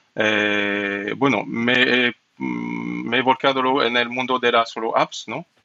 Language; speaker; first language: Spanish; non-native, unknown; French